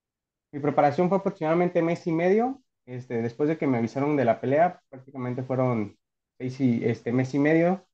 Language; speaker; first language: Spanish; native; Spanish